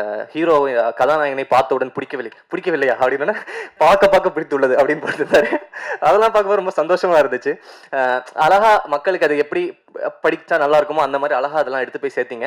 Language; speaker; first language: Tamil; native; Tamil